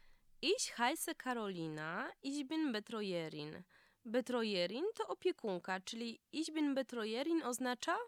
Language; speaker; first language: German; non-native, fluent; Polish